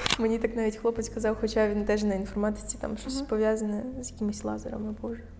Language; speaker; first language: Ukrainian; native; Ukrainian